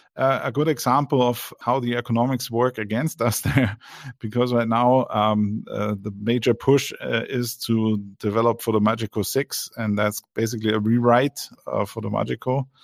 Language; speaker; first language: English; non-native, fluent; German